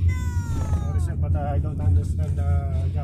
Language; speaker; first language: English; non-native, local second language; Filipino